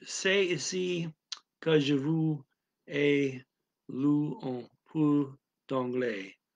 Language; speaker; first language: French; non-native, learner; English